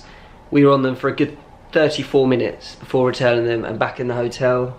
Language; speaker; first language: English; native; English